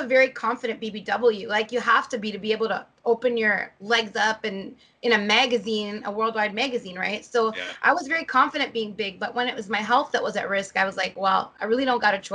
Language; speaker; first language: English; native; English